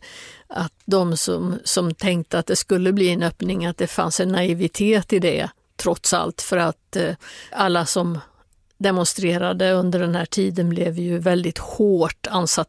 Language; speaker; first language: Swedish; native; Swedish